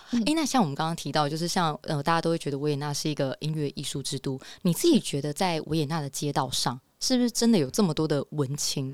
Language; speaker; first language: Chinese; native; Chinese